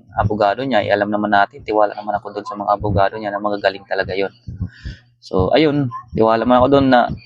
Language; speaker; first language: Filipino; non-native, local second language; Waray